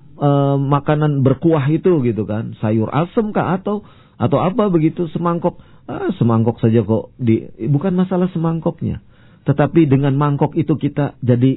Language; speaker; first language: Indonesian; native; Indonesian